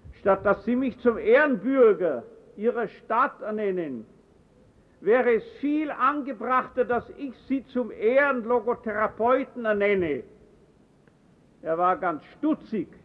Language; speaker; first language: German; native; German